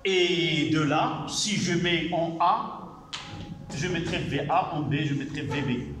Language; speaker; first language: French; non-native, local second language; Arabic